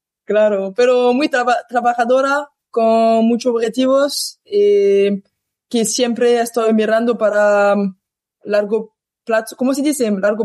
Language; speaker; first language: Spanish; non-native, learner; French